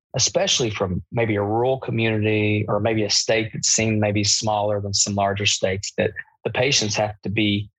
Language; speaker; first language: English; native; English